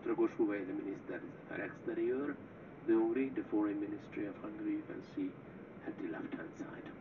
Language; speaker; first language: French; non-native, fluent; Hungarian